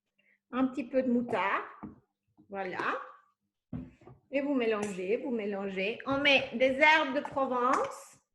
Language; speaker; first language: French; non-native, fluent; Spanish